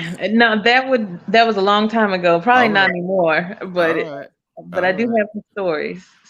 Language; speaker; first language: English; native; English